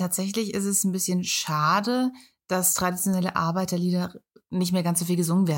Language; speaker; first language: German; native; German